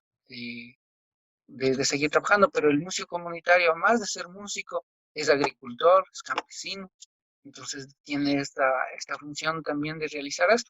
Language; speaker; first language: Spanish; non-native, local second language; Quechua